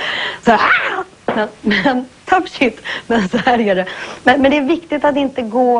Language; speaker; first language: Swedish; native; Swedish